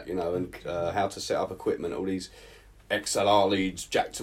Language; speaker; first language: English; native; English